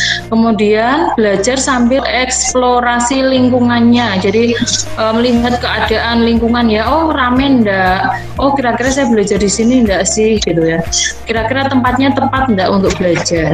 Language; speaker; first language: Indonesian; native; Indonesian